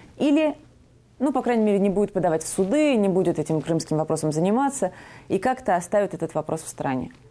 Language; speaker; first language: Russian; non-native, local second language; Georgian